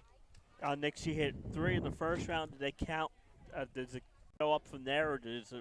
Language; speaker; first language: English; native; English